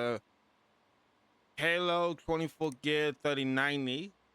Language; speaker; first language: English; native; English